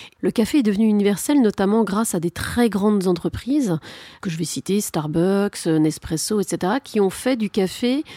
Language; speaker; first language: French; native; French